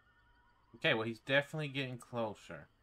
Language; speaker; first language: English; native; English